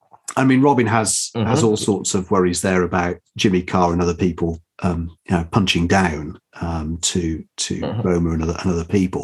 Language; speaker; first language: English; native; English